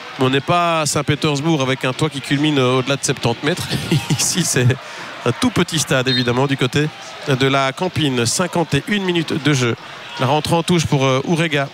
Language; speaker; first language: French; native; French